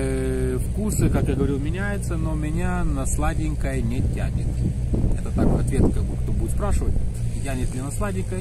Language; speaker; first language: Russian; native; Russian